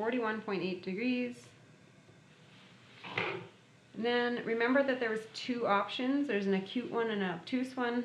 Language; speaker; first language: English; native; English